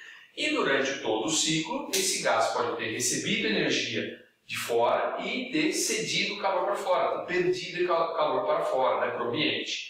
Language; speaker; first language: Portuguese; native; Portuguese